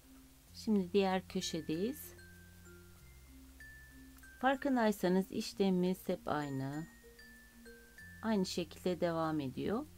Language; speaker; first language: Turkish; native; Turkish